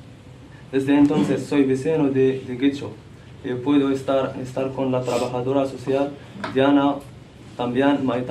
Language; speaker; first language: Spanish; non-native, learner; Central Atlas Tamazight